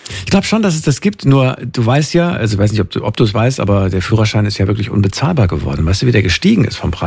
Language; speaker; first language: German; native; German